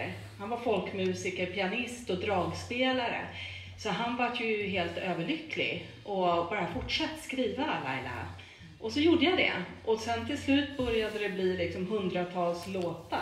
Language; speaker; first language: Swedish; native; Swedish